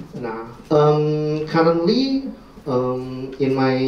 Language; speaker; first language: English; non-native, learner; Indonesian